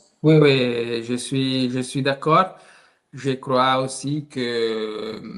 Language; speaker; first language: French; non-native, learner; Italian